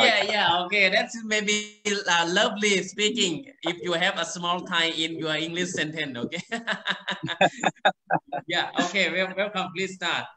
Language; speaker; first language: English; non-native, learner; Thai